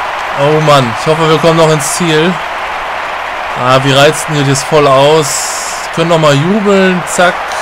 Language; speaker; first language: German; native; German